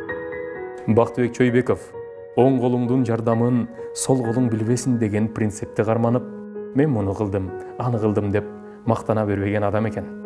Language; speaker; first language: Kyrgyz; native; Kyrgyz